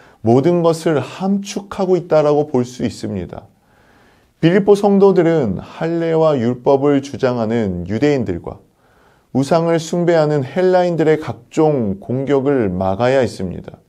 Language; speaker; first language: Korean; native; Korean